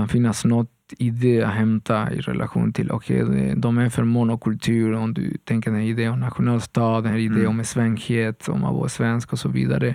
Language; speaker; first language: Swedish; non-native, fluent; Spanish